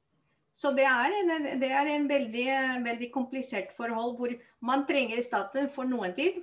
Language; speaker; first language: Norwegian; non-native, fluent; Spanish